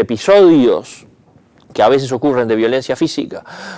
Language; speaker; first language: Spanish; native; Spanish